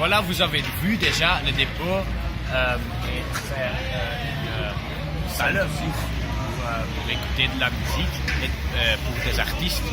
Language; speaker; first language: French; non-native, learner; Dutch